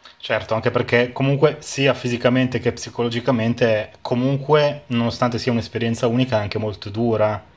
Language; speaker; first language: Italian; native; Italian